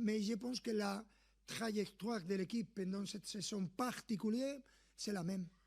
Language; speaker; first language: French; non-native, fluent; Spanish